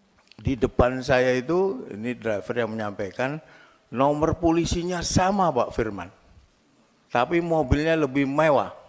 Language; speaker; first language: Indonesian; native; Indonesian